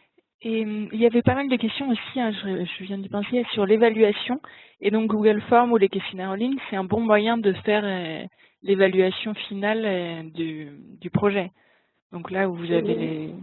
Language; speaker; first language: French; native; French